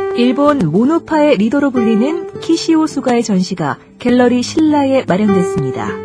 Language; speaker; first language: Korean; native; Korean